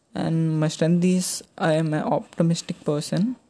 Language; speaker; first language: English; non-native, local second language; Telugu